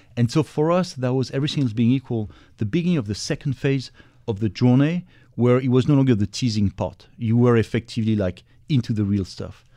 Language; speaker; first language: English; non-native, fluent; French